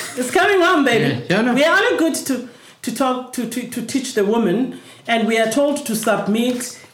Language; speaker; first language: English; non-native, fluent; Xhosa